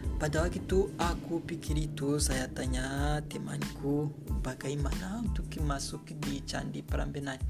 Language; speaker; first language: Indonesian; non-native, learner; Kinyarwanda